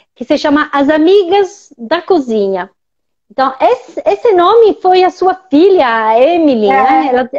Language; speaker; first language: Portuguese; non-native, fluent; French